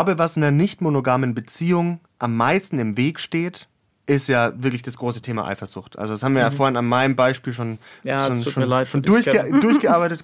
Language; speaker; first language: German; native; German